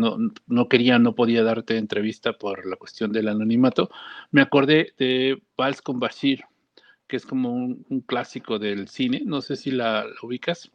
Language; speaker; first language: Spanish; native; Spanish